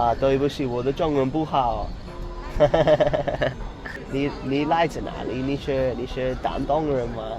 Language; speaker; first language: Chinese; non-native, learner; English